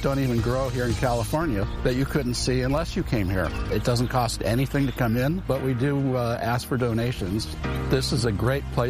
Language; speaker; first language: English; native; English